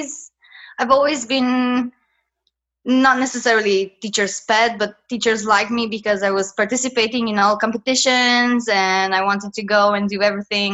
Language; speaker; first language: English; non-native, fluent; Romanian